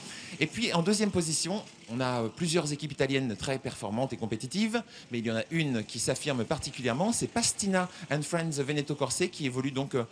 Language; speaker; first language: French; native; French